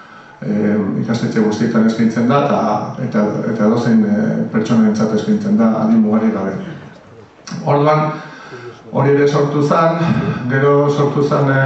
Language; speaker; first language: Basque; native; Basque